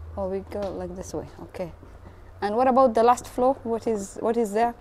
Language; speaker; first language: English; non-native, fluent; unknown